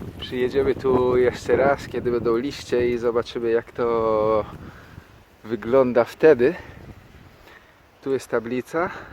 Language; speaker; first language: Polish; native; Polish